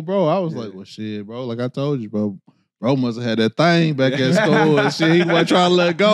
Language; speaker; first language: English; native; English